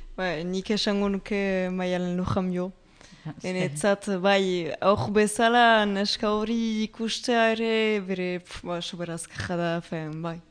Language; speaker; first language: Basque; native; Basque